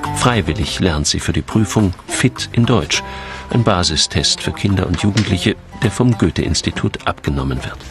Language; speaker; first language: German; native; German